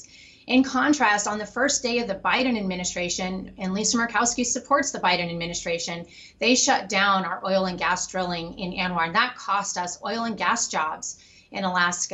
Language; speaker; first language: English; native; English